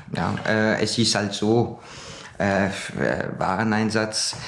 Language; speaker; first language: German; non-native, fluent; French